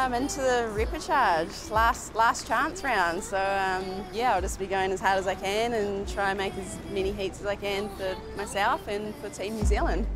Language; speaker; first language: English; native; English